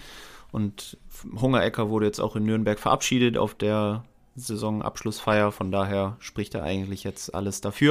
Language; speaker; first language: German; native; German